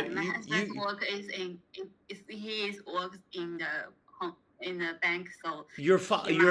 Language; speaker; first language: English; non-native, learner; Chinese